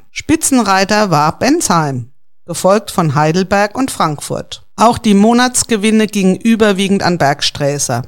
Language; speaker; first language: German; native; German